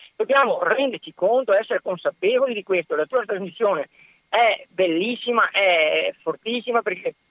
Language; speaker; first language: Italian; native; Italian